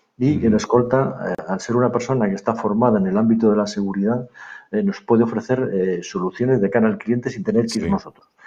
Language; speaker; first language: Spanish; native; Spanish